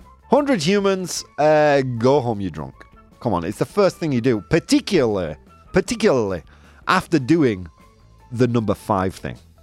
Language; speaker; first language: English; native; English